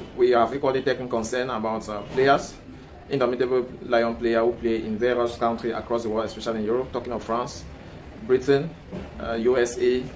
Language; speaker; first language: English; non-native, local second language; French